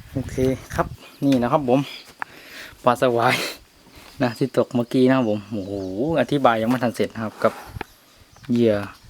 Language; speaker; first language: Thai; native; Thai